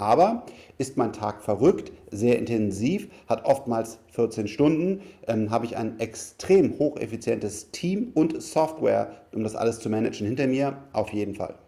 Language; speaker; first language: German; native; German